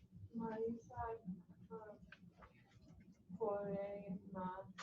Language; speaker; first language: Spanish; non-native, learner; English